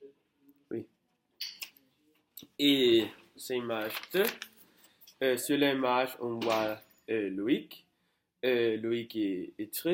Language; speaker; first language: French; non-native, learner; Danish